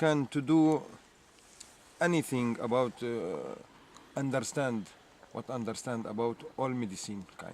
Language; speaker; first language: English; non-native, learner; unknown